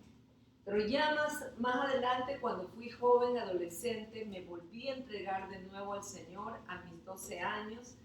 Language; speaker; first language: Spanish; native; Spanish